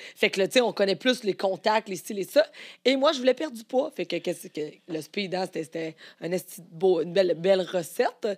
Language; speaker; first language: French; native; French